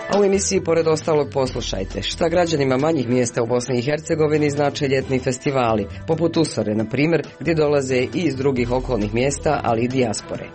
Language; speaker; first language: Croatian; native; Croatian